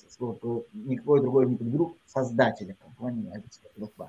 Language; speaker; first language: Russian; native; Russian